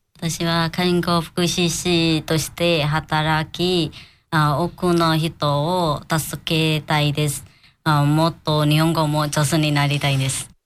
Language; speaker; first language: Japanese; non-native, learner; Burmese